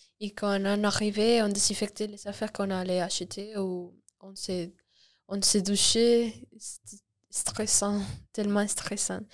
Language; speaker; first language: French; non-native, learner; Spanish